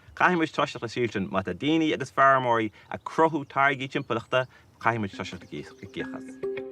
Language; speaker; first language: Irish; native; Irish